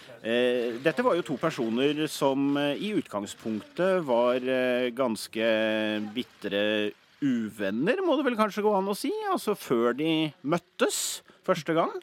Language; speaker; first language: Norwegian; native; Norwegian